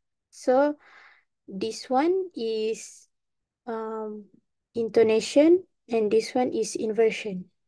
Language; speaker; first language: English; non-native, local second language; Malay